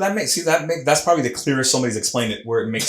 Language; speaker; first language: English; native; English